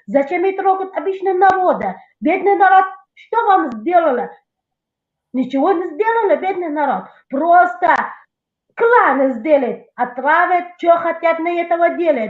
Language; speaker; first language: Russian; non-native, local second language; Tajik